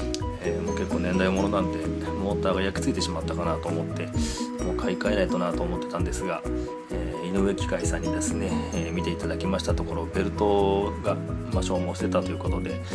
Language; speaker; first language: Japanese; native; Japanese